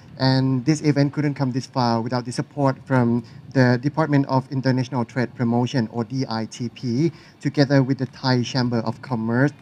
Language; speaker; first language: English; non-native, fluent; Thai